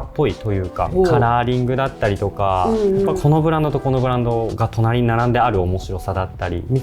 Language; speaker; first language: Japanese; native; Japanese